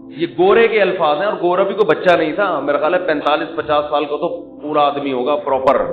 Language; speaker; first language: Urdu; native; Urdu